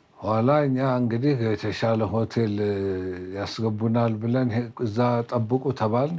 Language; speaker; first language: Amharic; native; Amharic